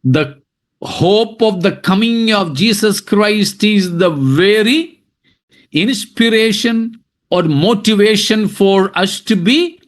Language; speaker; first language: English; non-native, local second language; Malayalam